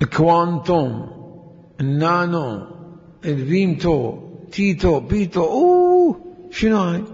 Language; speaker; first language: Arabic; native; Arabic